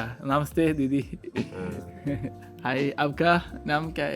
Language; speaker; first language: Hindi; non-native, local second language; Malayalam